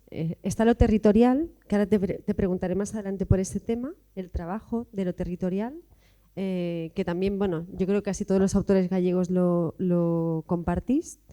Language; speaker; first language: Spanish; native; Spanish